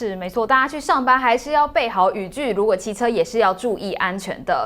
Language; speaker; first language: Chinese; native; Chinese